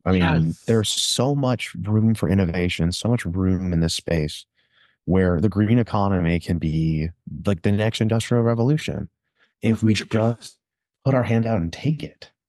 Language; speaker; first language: English; native; English